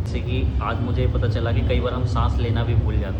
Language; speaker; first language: Hindi; native; Hindi